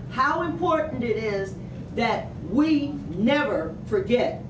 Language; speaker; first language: English; native; English